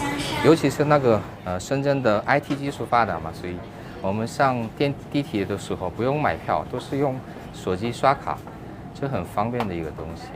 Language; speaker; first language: Chinese; non-native, fluent; Korean